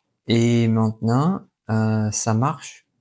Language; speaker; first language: French; non-native, fluent; Russian